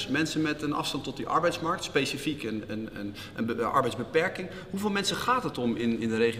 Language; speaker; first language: Dutch; native; Dutch